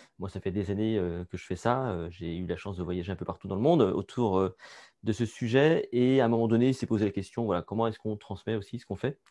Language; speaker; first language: French; native; French